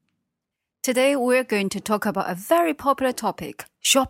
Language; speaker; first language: English; non-native, fluent; Chinese